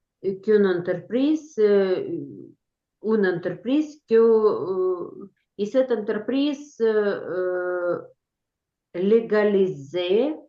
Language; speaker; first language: French; non-native, learner; Ukrainian